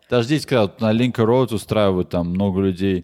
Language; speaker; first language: Russian; native; Russian